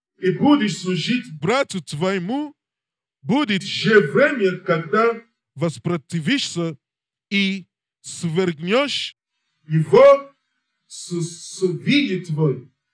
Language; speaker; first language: Russian; non-native, learner; English